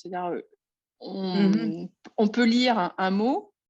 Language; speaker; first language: French; native; French